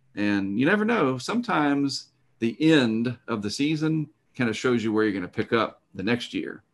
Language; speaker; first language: English; native; English